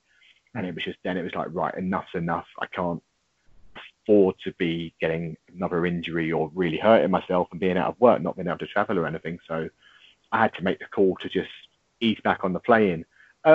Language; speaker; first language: English; native; English